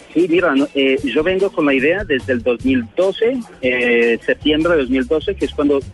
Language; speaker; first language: Spanish; early bilingual, heritage; Spanish